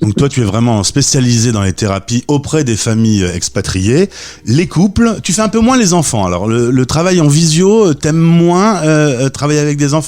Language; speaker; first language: French; native; French